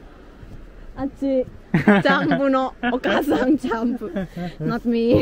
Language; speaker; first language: Japanese; non-native, fluent; Thai